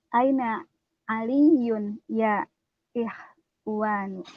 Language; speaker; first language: Arabic; non-native, learner; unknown